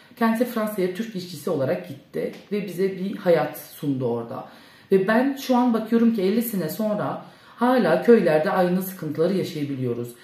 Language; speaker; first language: Turkish; early bilingual, heritage; Turkish